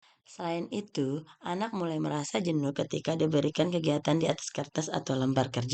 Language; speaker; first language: Indonesian; native; Indonesian